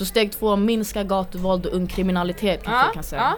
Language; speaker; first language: Swedish; native; Swedish